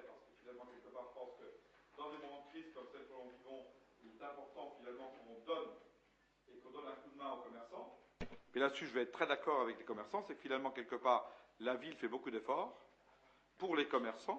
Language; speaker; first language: French; native; French